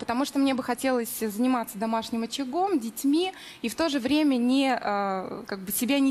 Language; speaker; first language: Russian; native; Russian